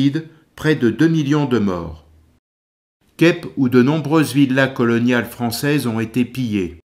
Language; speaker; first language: French; native; French